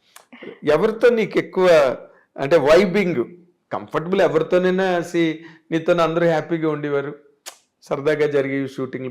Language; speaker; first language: Telugu; native; Telugu